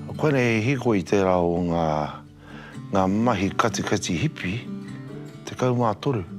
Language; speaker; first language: Māori; native; Māori